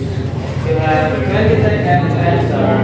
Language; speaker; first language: English; non-native, learner; Indonesian